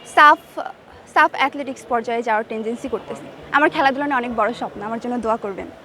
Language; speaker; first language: Bangla; native; Bangla